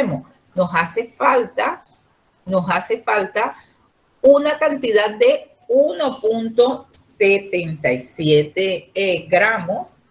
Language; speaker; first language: Spanish; native; Spanish